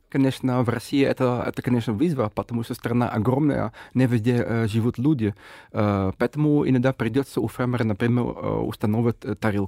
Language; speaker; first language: Russian; non-native, fluent; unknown